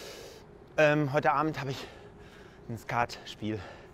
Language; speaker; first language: German; native; German